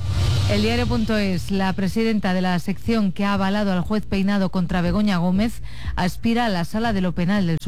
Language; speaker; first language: Spanish; native; Spanish